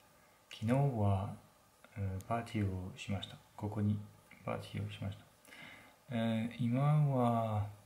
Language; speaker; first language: Japanese; non-native, learner; French